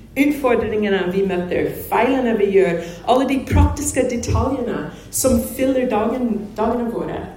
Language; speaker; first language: Norwegian; non-native, fluent; English